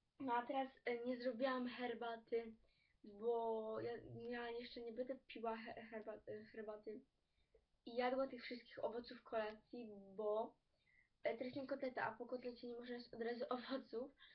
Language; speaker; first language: Polish; early bilingual, heritage; Polish